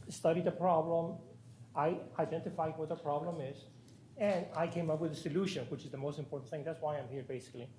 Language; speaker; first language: English; non-native, fluent; Spanish